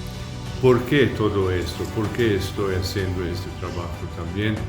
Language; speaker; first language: Spanish; non-native, fluent; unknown